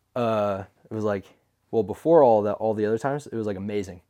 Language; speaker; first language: English; native; English